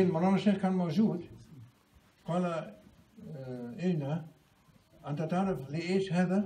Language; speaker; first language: Arabic; non-native, learner; German